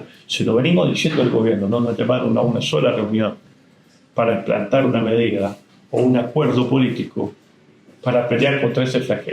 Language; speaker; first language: Spanish; native; Spanish